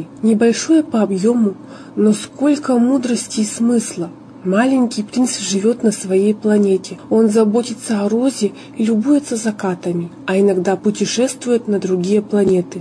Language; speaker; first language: Russian; native; Russian